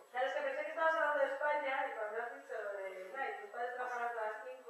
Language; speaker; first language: Spanish; native; Spanish